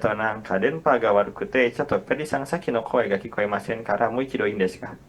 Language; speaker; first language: Japanese; non-native, fluent; Indonesian